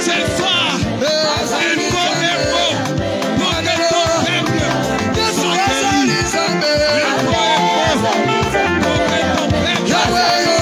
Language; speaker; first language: French; non-native, local second language; Lingala